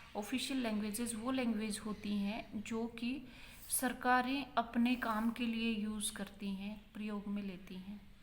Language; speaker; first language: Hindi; native; Hindi